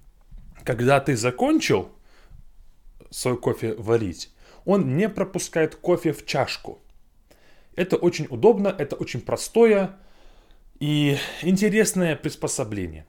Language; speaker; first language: Russian; non-native, fluent; English